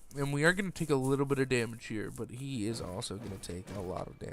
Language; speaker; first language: English; native; English